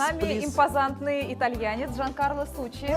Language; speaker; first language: Russian; native; Russian